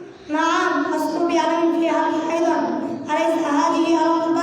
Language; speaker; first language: Arabic; non-native, learner; Bangla